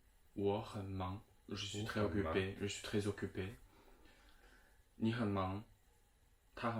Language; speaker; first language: French; non-native, fluent; Chinese